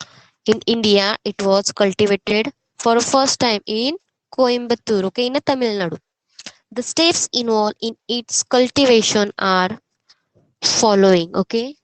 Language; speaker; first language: English; non-native, local second language; Hindi